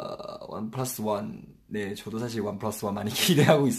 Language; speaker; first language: Korean; non-native, fluent; Chinese